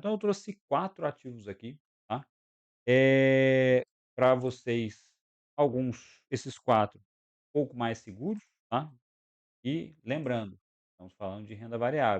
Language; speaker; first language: Portuguese; native; Portuguese